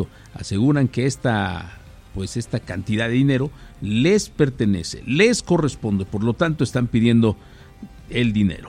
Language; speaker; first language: Spanish; native; Spanish